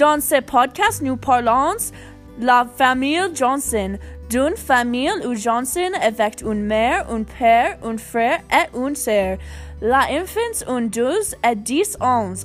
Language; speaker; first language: French; non-native, learner; English